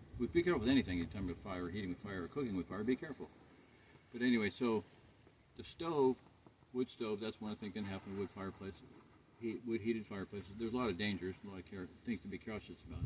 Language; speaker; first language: English; native; English